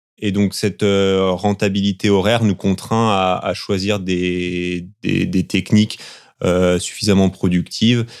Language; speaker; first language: French; native; French